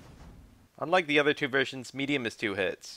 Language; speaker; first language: English; native; English